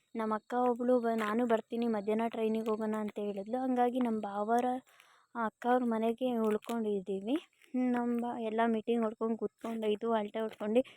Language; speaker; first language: Kannada; native; Kannada